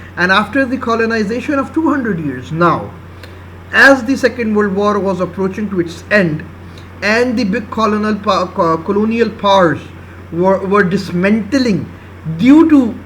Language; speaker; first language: English; non-native, local second language; Urdu